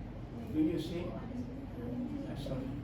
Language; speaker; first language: English; non-native, fluent; Indonesian